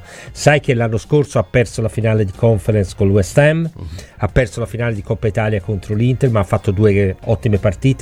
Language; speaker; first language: Italian; native; Italian